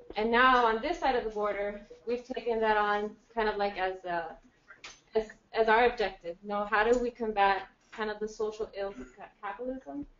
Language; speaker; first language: English; native; English